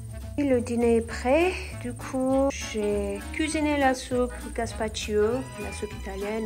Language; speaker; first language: French; non-native, fluent; Turkish